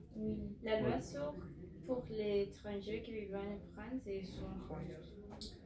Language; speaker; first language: French; non-native, learner; Spanish